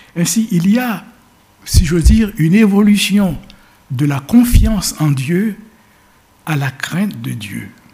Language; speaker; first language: French; native; French